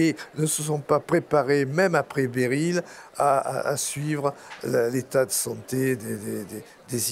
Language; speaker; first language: French; native; French